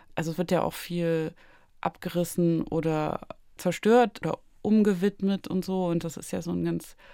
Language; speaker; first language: German; native; German